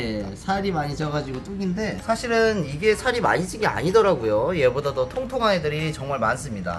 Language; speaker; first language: Korean; native; Korean